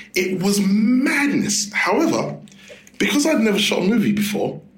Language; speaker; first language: English; native; English